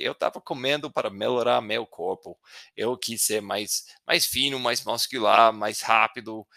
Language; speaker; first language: Portuguese; non-native, fluent; English